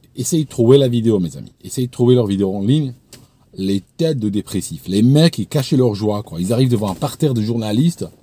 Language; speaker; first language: French; non-native, local second language; Arabic